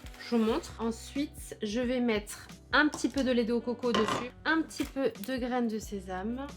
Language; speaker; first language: French; native; French